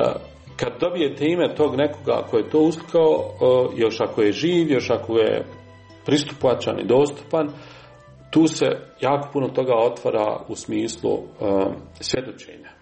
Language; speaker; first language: Serbian; native; Serbian